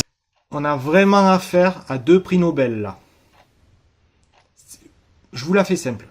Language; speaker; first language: French; native; French